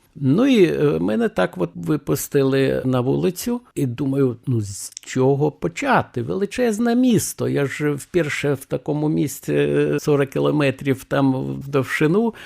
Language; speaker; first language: Ukrainian; non-native, fluent; Lithuanian